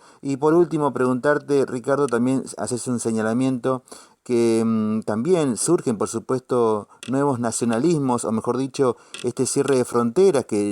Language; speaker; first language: Spanish; native; Spanish